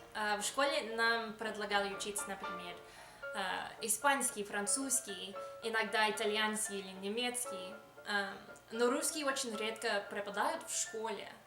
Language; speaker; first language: Russian; non-native, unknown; English